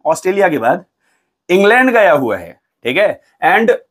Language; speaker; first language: Hindi; native; Hindi